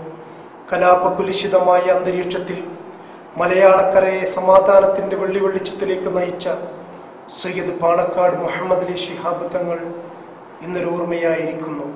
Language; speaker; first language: Malayalam; native; Malayalam